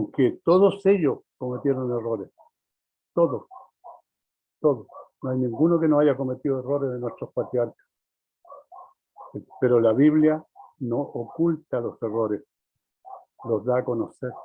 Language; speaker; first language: Spanish; native; Spanish